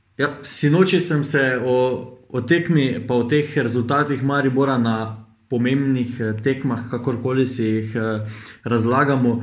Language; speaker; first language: Slovenian; native; Slovenian